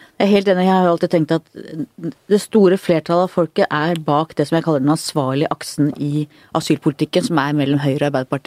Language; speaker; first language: Norwegian; native; Norwegian